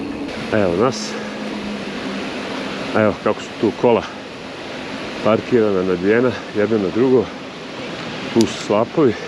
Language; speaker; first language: Croatian; native; Croatian